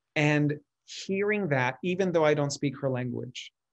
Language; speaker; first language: English; early bilingual, other home language; Spanish